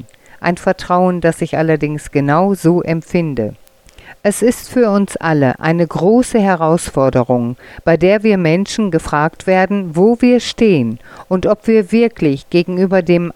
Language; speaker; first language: German; native; German